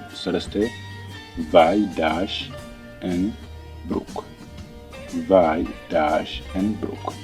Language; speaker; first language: Dutch; non-native, fluent; Tigrinya